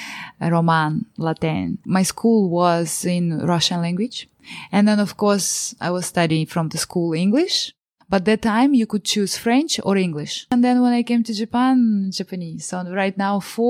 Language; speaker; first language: English; non-native, fluent; Romanian